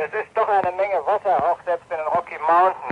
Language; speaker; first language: German; native; German